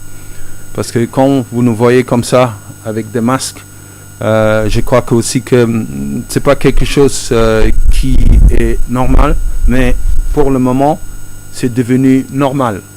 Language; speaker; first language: French; non-native, fluent; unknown